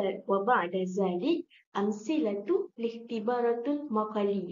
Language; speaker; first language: Arabic; non-native, learner; Malay